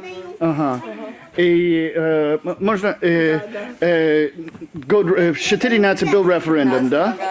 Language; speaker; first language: Russian; non-native, learner; English